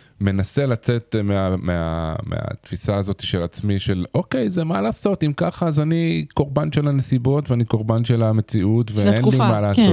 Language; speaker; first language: Hebrew; native; Hebrew